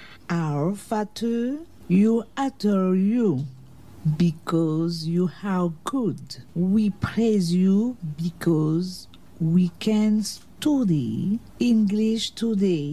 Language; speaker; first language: English; non-native, learner; French